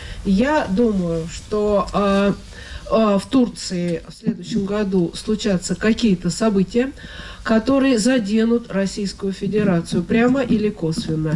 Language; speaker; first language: Russian; native; Russian